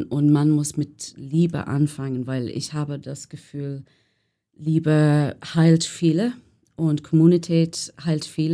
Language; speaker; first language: German; non-native, learner; English